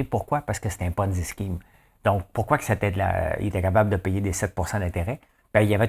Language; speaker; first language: French; native; French